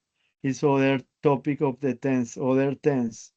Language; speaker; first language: English; non-native, learner; Spanish